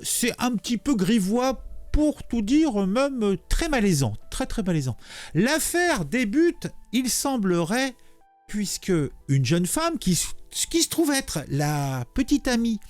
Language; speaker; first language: French; native; French